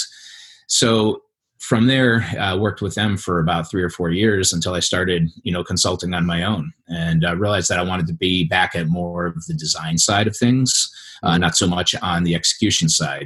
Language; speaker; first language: English; native; English